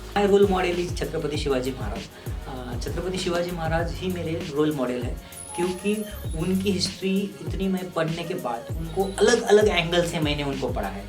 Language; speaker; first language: Hindi; non-native, local second language; Marathi